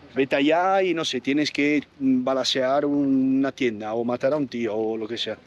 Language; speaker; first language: Spanish; non-native, fluent; Italian